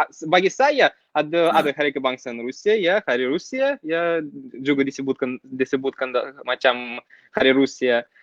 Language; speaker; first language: Indonesian; non-native, fluent; Russian